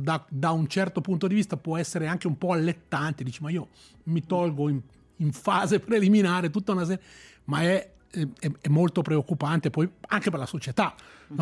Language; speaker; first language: Italian; native; Italian